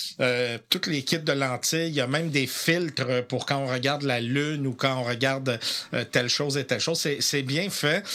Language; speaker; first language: French; native; French